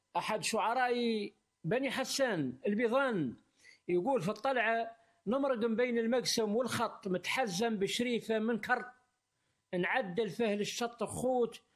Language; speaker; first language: Arabic; native; Arabic